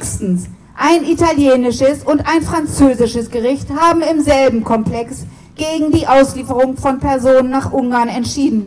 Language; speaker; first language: German; native; German